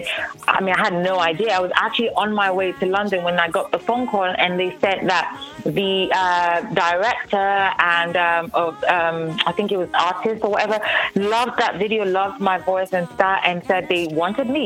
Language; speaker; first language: English; native; English